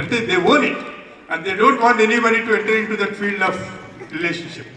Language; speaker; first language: English; non-native, local second language; Telugu